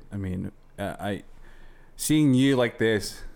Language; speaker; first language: English; non-native, local second language; Filipino